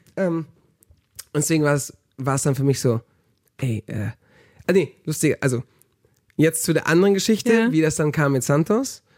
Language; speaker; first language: German; early bilingual, heritage; German